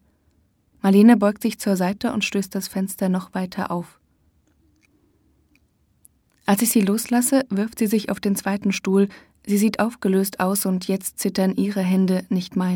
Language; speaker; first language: German; native; German